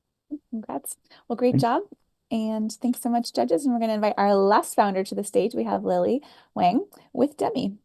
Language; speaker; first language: English; native; English